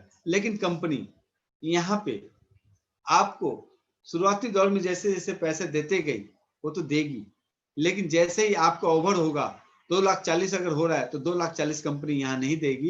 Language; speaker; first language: Hindi; native; Hindi